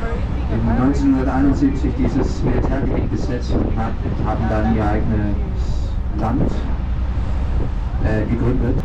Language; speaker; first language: German; non-native, fluent; Danish